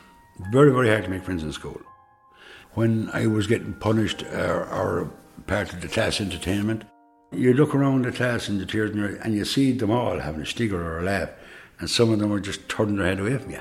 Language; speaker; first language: English; native; English